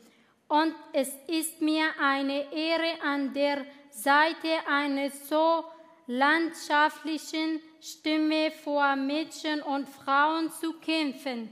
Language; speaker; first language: German; non-native, fluent; Kurdish